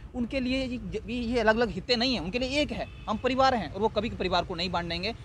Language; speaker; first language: Hindi; native; Hindi